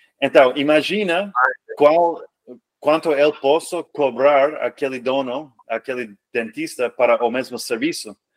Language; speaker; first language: Portuguese; non-native, fluent; English